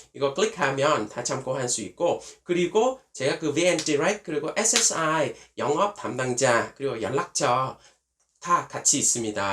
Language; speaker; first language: Korean; non-native, fluent; Vietnamese